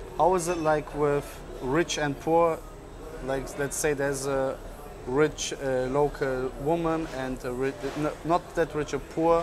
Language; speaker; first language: English; non-native, learner; German